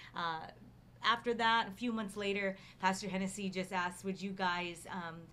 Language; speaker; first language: English; native; English